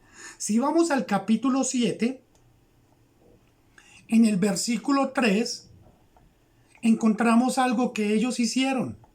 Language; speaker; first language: Spanish; native; Spanish